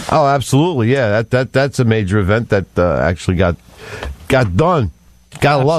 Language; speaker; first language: English; native; English